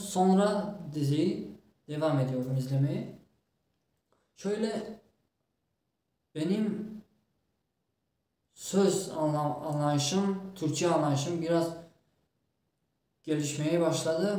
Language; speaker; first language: Turkish; non-native, fluent; Tajik